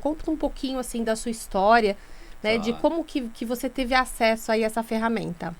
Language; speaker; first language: Portuguese; native; Portuguese